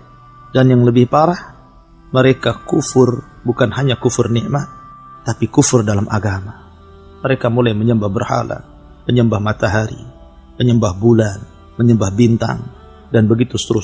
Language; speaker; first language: Indonesian; native; Indonesian